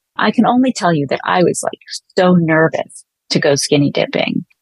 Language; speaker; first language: English; native; English